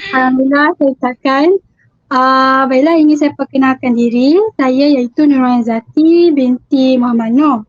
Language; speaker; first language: Malay; native; Malay